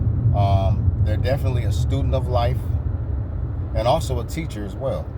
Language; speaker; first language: English; native; English